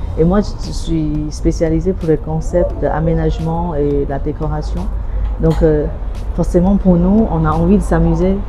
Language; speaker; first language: French; non-native, fluent; Chinese